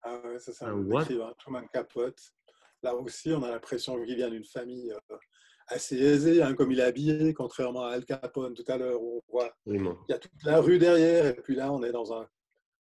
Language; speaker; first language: French; native; French